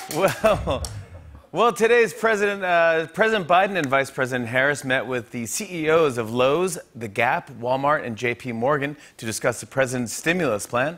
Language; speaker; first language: English; native; English